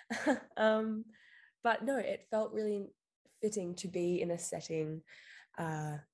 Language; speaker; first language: English; native; English